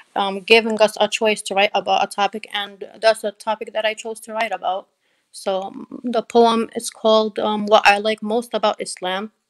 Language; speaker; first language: English; native; English